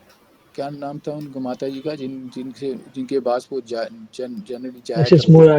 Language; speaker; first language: Hindi; native; Hindi